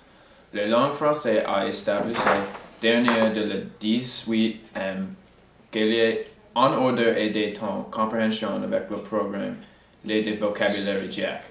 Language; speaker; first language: French; non-native, learner; English